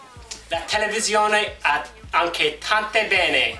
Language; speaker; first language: Italian; non-native, learner; English